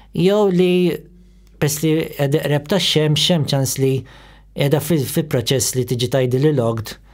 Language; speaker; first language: Maltese; native; Maltese